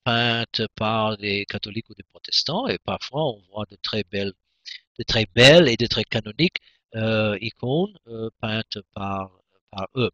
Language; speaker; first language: French; non-native, fluent; English